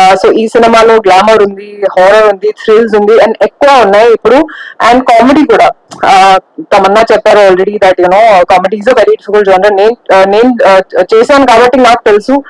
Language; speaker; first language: Telugu; non-native, local second language; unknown